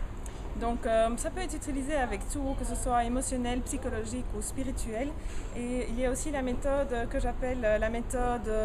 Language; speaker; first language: French; native; French